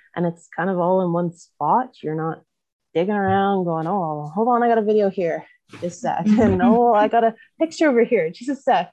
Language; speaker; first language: English; native; English